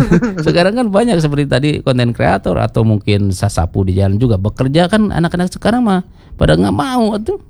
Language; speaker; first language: Indonesian; non-native, local second language; Sundanese